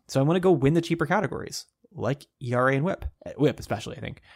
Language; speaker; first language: English; native; English